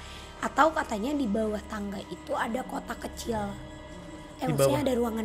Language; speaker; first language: Indonesian; native; Indonesian